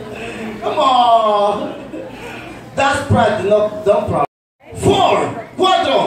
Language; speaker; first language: English; non-native, learner; Spanish